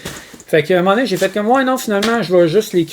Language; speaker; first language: French; native; French